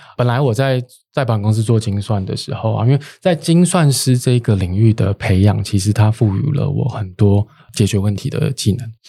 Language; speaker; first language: Chinese; native; Chinese